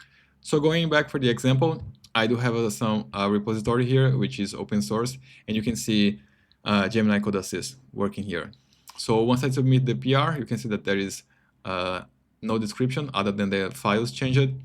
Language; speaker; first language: English; non-native, fluent; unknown